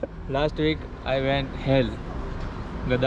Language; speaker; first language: English; non-native, learner; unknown